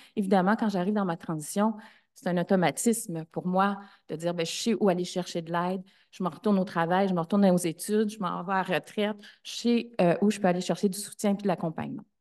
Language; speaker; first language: French; native; French